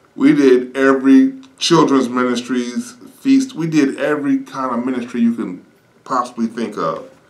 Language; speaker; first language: English; native; English